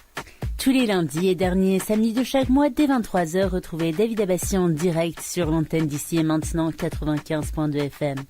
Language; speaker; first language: French; native; French